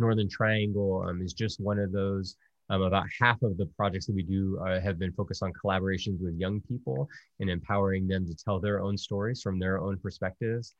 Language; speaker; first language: English; early bilingual, other home language; Spanish